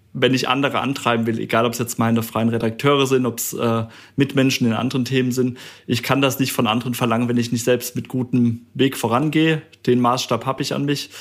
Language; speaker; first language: German; native; German